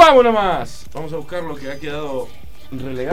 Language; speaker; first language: Spanish; native; Spanish